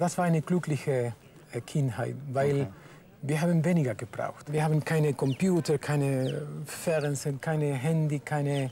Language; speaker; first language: German; non-native, fluent; Spanish